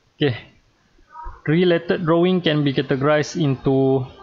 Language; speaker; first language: English; non-native, local second language; Malay